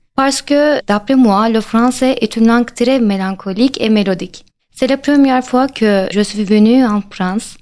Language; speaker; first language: French; non-native, fluent; Turkish